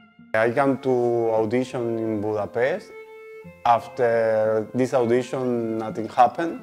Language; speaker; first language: English; non-native, learner; Spanish